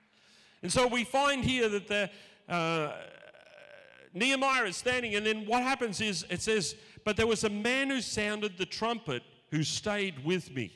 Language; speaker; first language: English; native; English